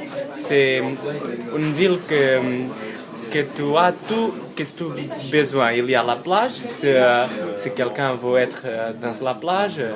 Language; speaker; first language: French; non-native, learner; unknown